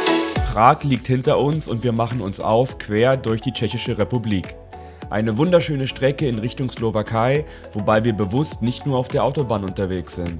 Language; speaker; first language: German; native; German